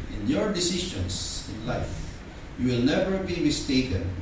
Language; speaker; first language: English; non-native, local second language; Filipino